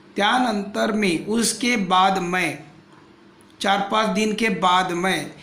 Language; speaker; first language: Hindi; non-native, local second language; Marathi